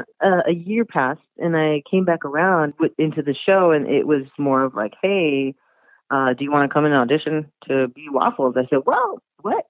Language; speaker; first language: English; native; English